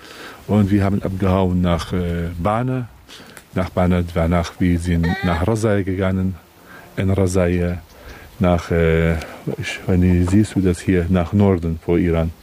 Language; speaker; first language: German; non-native, learner; Kurdish